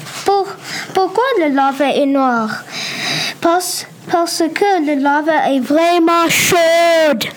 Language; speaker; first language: French; non-native, learner; English